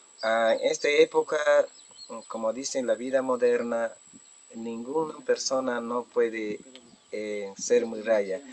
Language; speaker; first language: Spanish; non-native, local second language; Shipibo-Conibo